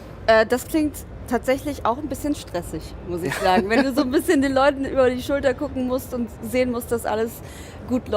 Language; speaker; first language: German; native; German